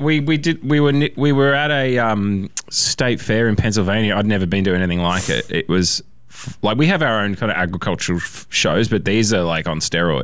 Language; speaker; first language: English; native; English